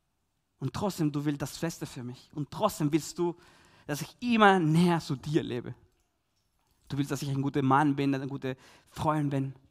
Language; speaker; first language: German; non-native, learner; Spanish